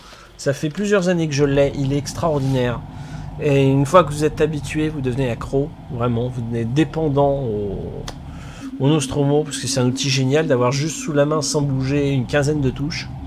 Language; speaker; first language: French; native; French